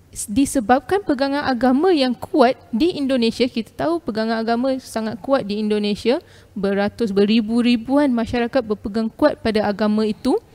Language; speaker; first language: Malay; non-native, local second language; Tamil